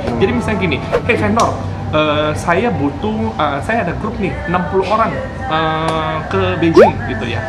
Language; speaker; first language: Indonesian; native; Indonesian